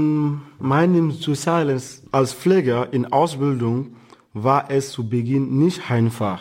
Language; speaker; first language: German; non-native, fluent; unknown